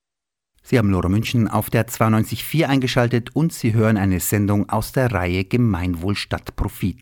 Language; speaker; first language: German; native; German